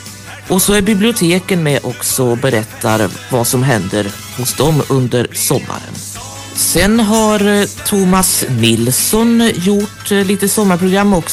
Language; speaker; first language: Swedish; native; Swedish